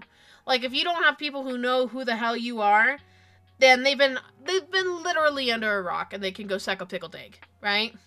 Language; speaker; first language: English; native; English